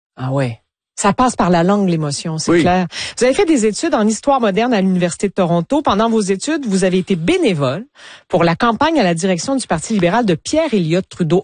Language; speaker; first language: French; native; French